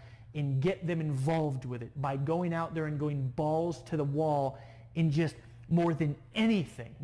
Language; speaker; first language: English; native; English